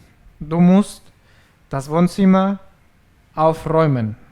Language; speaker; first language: German; non-native, fluent; Spanish